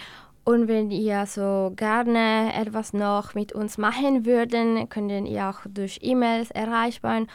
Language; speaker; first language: German; non-native, learner; Spanish